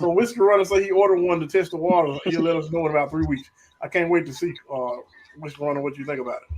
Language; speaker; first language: English; native; English